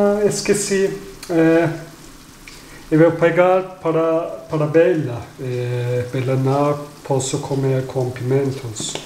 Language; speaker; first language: Portuguese; non-native, learner; Turkish